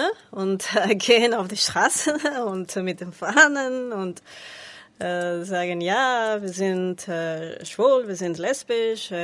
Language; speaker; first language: German; non-native, learner; Spanish